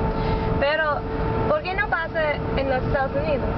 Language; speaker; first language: Spanish; non-native, learner; English